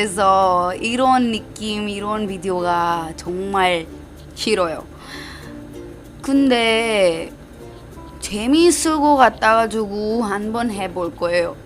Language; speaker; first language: Korean; non-native, learner; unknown